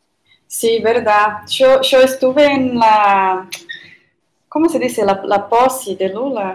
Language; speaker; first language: Spanish; non-native, fluent; Portuguese